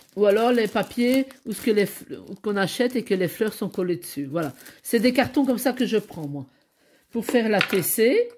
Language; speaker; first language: French; native; French